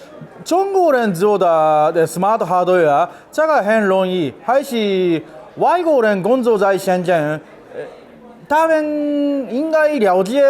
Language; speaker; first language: Chinese; non-native, learner; Japanese